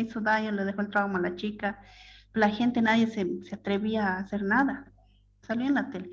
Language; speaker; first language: Spanish; native; Spanish